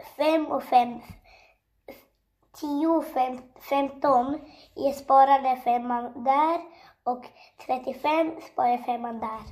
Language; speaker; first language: Swedish; early bilingual, other home language; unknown